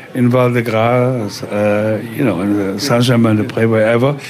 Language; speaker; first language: English; non-native, fluent; German